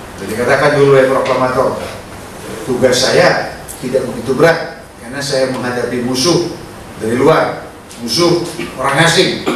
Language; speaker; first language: Indonesian; non-native, local second language; Punjabi